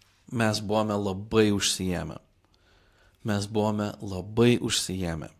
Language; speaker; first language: Lithuanian; non-native, fluent; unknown